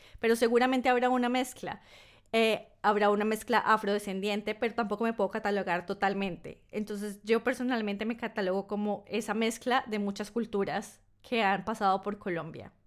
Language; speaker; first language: Spanish; native; Spanish